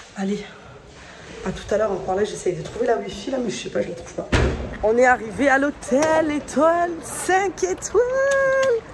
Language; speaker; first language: French; early bilingual, other home language; Fula